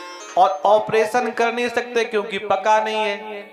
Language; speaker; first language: Hindi; native; Hindi